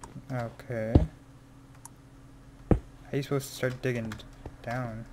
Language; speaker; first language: English; native; English